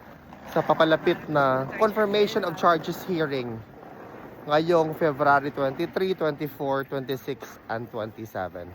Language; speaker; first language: Filipino; native; Filipino